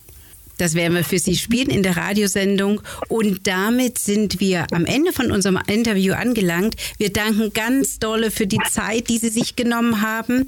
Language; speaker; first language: German; native; German